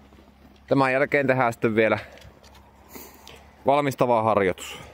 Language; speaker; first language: Finnish; native; Finnish